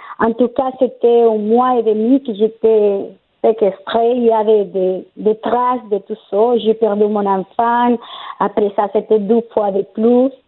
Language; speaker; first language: French; non-native, fluent; Spanish